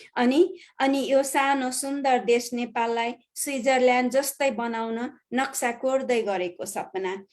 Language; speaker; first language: Nepali; native; Nepali